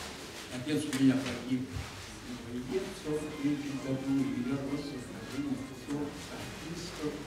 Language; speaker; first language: Russian; native; Russian